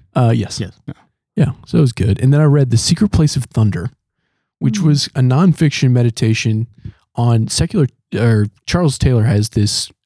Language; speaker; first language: English; native; English